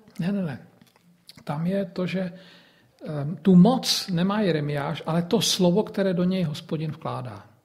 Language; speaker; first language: Czech; native; Czech